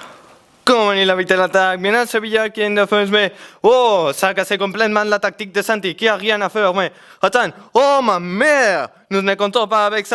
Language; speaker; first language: French; non-native, learner; Spanish